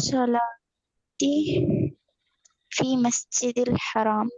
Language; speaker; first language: Arabic; non-native, learner; Tamil